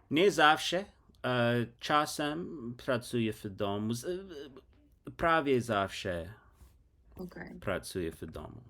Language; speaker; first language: Polish; non-native, learner; English